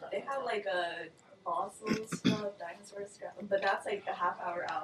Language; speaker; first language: English; native; English